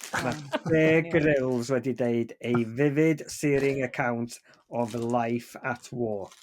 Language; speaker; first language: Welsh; native; Welsh